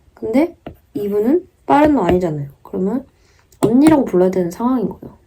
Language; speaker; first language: Korean; native; Korean